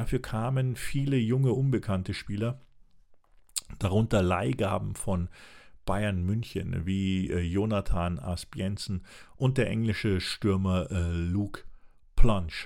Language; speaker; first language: German; native; German